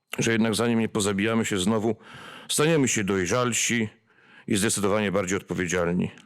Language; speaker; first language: Polish; native; Polish